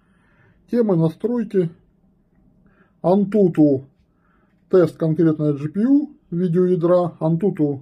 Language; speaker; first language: Russian; native; Russian